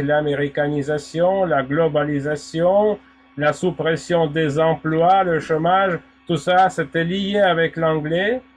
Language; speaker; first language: French; non-native, fluent; Russian